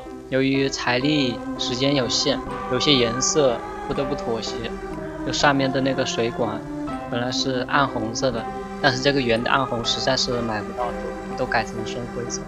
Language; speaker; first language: Chinese; native; Chinese